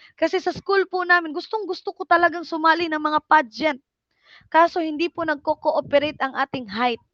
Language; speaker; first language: Filipino; non-native, local second language; Cebuano